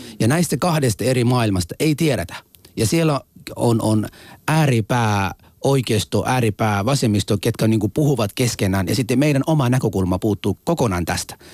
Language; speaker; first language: Finnish; non-native, fluent; Somali